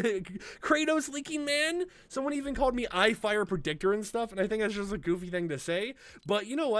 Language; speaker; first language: English; native; English